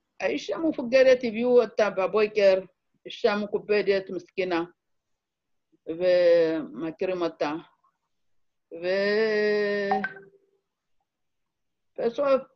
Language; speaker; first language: Hebrew; non-native, fluent; Amharic